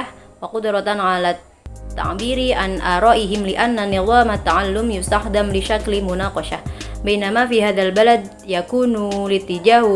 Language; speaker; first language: Arabic; non-native, learner; Indonesian